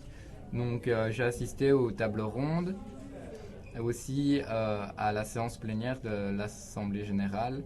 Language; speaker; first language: French; native; French